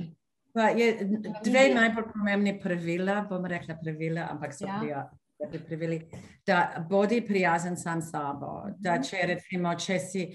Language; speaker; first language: Slovenian; non-native, fluent; English